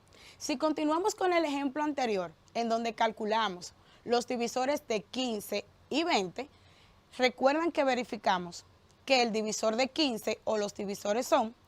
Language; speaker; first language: Spanish; native; Spanish